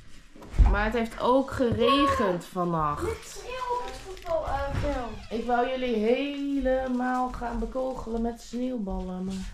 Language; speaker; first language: Dutch; native; Dutch